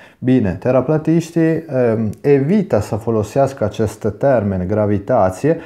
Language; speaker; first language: Romanian; non-native, fluent; Italian